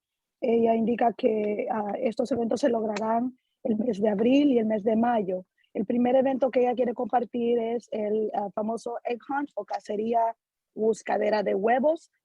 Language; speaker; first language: Spanish; native; Spanish